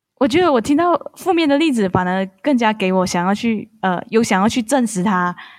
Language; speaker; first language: Chinese; native; Chinese